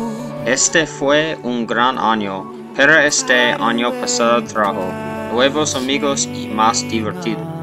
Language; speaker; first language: Spanish; non-native, learner; English